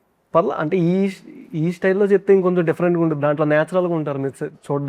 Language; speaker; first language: Telugu; native; Telugu